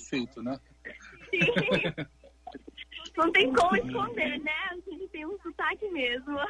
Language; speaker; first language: Portuguese; early bilingual, heritage; English